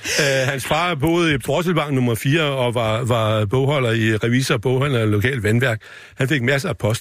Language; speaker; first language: Danish; native; Danish